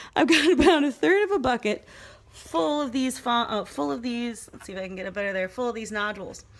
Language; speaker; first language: English; native; English